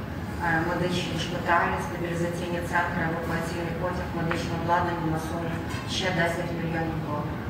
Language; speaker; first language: Ukrainian; native; Ukrainian